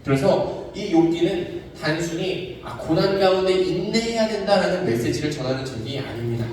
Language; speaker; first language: Korean; native; Korean